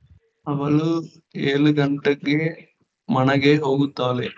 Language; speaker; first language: Kannada; non-native, learner; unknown